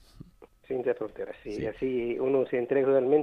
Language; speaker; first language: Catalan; non-native, learner; Arabic